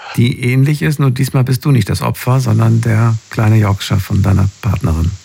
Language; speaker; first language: German; native; German